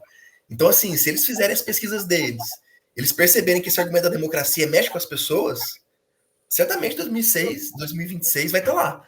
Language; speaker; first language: Portuguese; native; Portuguese